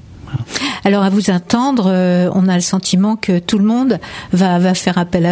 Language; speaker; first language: French; native; French